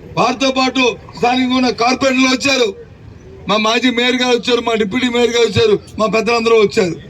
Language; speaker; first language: Telugu; native; Telugu